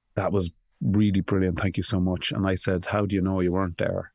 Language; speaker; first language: English; native; English